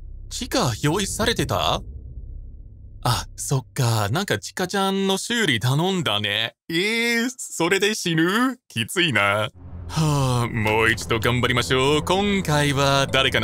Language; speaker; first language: Japanese; non-native, fluent; English